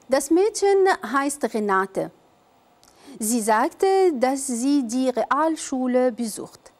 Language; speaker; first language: German; non-native, fluent; Arabic